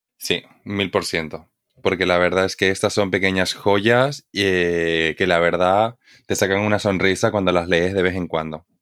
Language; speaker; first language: Spanish; native; Spanish